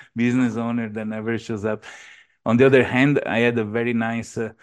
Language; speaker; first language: English; non-native, fluent; Italian